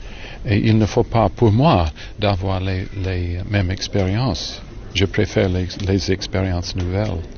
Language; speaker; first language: French; non-native, learner; English